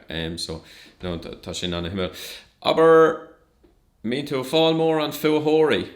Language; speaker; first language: Irish; non-native, local second language; English